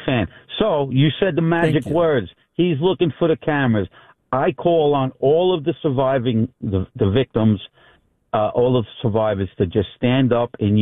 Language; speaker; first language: English; native; English